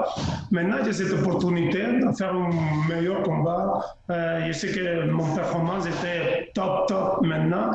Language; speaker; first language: French; non-native, fluent; Spanish